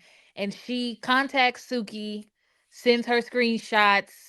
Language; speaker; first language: English; native; English